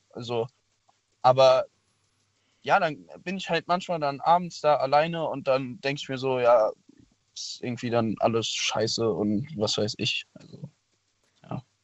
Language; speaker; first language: German; native; German